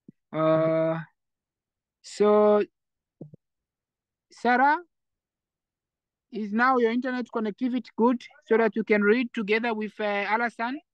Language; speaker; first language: English; non-native, fluent; Rundi